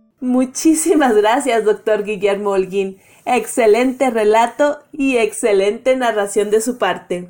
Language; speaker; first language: Spanish; native; Spanish